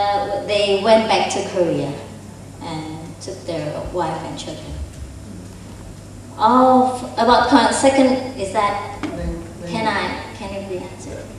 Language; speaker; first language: English; non-native, fluent; Indonesian